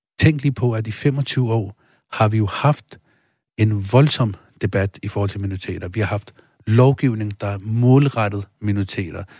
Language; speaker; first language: Danish; early bilingual, other home language; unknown